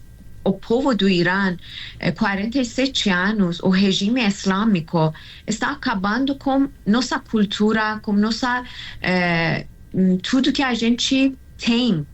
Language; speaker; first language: Portuguese; non-native, learner; Persian